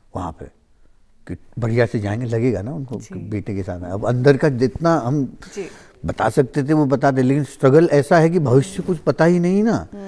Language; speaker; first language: Hindi; native; Hindi